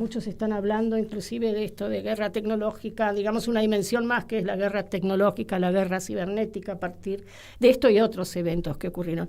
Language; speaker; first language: Spanish; native; Spanish